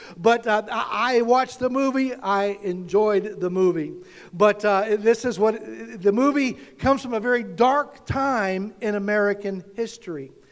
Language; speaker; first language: English; native; English